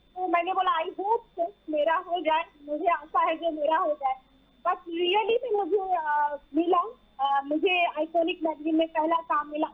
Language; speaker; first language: Hindi; non-native, local second language; Maithili